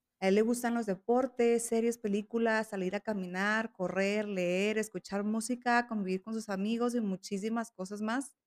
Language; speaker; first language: Spanish; native; Spanish